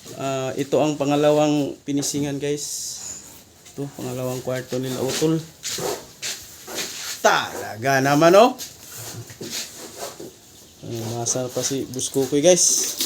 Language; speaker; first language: Filipino; non-native, local second language; Cebuano